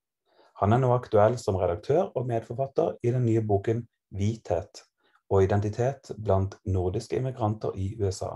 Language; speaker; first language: Norwegian; native; Norwegian